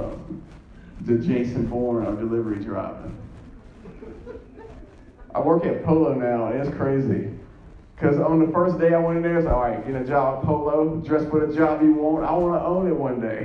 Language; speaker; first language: English; native; English